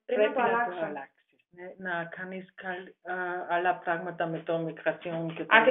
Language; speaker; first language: Greek; non-native, learner; German